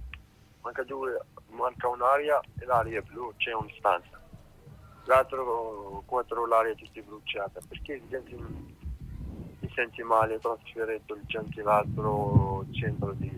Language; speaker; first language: Italian; non-native, learner; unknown